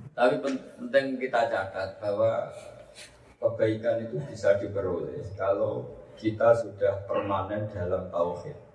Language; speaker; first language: Indonesian; non-native, local second language; Javanese